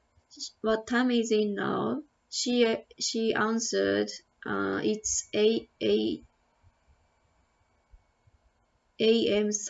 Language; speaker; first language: English; non-native, learner; Japanese